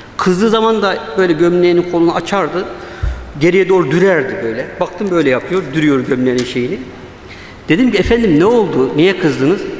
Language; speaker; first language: Turkish; early bilingual, other home language; Uyghur